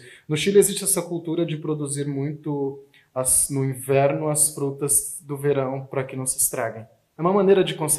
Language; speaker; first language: Portuguese; native; Portuguese